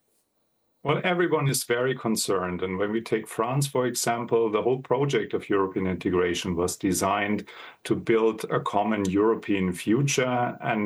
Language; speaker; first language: English; non-native, fluent; German